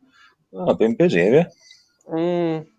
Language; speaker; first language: English; native; English